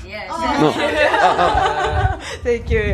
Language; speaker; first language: English; non-native, fluent; Dutch